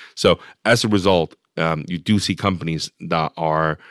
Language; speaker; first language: English; non-native, fluent; Chinese